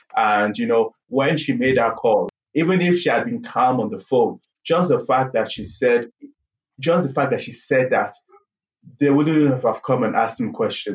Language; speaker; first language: English; native; English